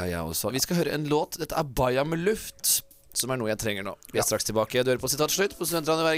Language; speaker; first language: Norwegian; native; Norwegian